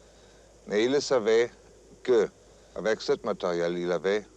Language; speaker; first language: French; non-native, fluent; German